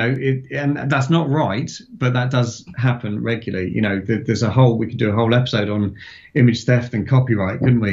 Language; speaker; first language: English; native; English